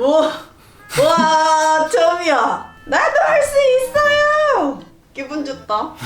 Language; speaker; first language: Korean; non-native, learner; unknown